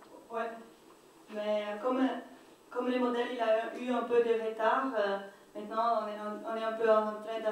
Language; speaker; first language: French; non-native, local second language; German